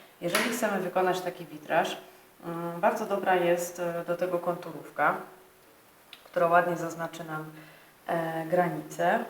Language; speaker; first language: Polish; native; Polish